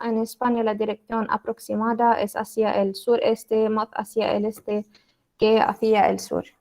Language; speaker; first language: Spanish; non-native, learner; Arabic